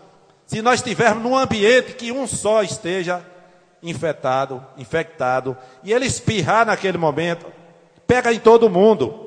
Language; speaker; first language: Portuguese; native; Portuguese